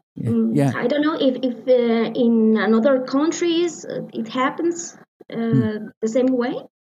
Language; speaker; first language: English; non-native, learner; Spanish